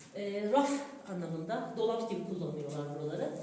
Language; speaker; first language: Turkish; native; Turkish